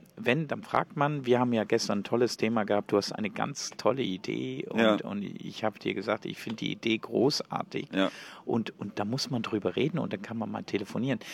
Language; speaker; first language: German; native; German